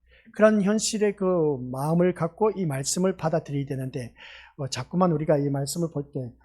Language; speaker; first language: Korean; native; Korean